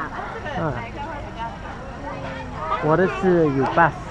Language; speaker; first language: Chinese; non-native, learner; English